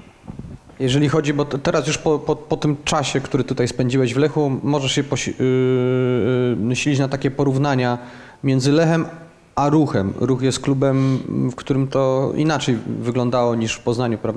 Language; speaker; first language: Polish; native; Polish